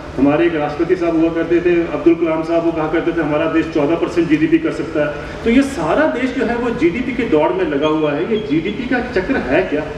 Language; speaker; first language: Hindi; native; Hindi